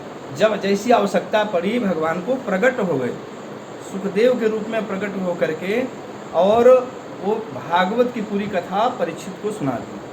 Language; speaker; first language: Hindi; native; Hindi